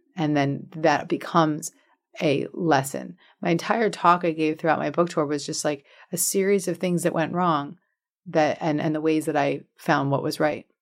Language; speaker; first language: English; native; English